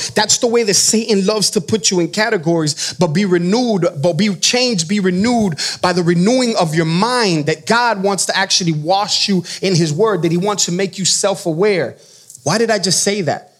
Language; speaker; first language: English; native; English